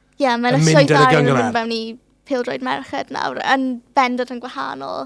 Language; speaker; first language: Welsh; non-native, local second language; English